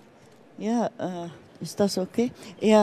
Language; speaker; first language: German; non-native, learner; Turkish